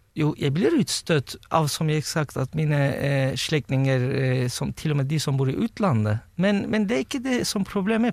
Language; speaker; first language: Norwegian; non-native, fluent; Turkish